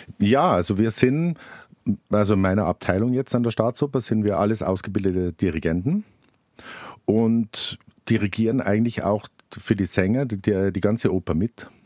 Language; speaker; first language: German; native; German